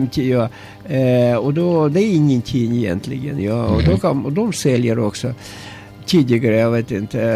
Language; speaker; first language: Swedish; non-native, learner; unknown